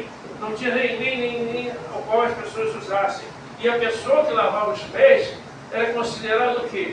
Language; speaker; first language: Portuguese; native; Portuguese